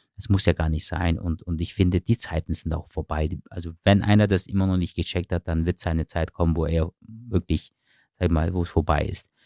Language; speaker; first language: German; early bilingual, other home language; Turkish